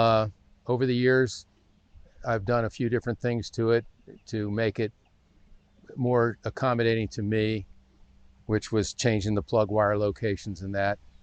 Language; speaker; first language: English; native; English